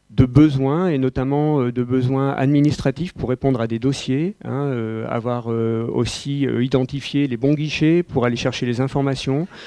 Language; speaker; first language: French; native; French